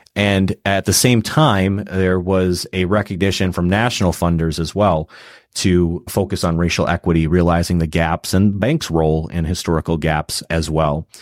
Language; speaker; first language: English; native; English